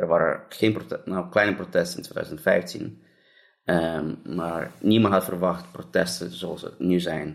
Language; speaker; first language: Dutch; non-native, fluent; Russian